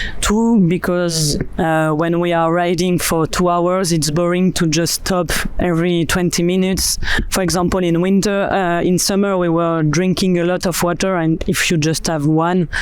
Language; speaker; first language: English; non-native, fluent; French